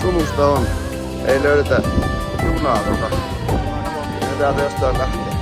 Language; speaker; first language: Finnish; native; Finnish